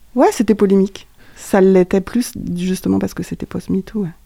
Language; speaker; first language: French; native; French